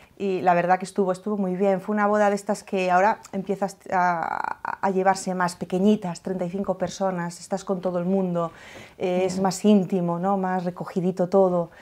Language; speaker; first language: Spanish; native; Spanish